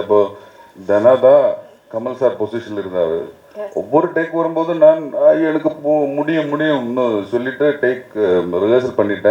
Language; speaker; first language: Tamil; non-native, learner; Malayalam